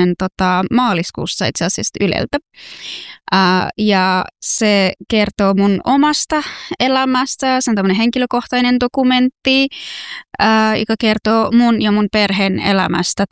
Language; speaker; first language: Finnish; non-native, fluent; Persian